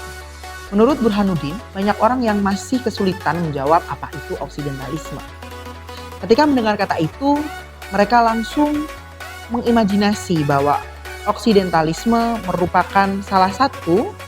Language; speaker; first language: Indonesian; native; Indonesian